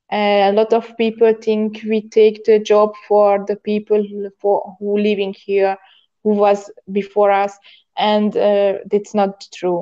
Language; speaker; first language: English; non-native, learner; Hungarian